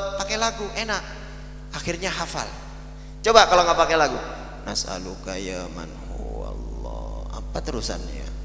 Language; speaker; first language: Indonesian; non-native, local second language; Madurese